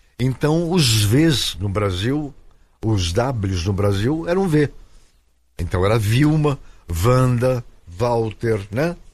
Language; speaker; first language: Portuguese; native; Portuguese